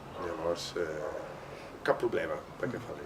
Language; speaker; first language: Catalan; non-native, fluent; Italian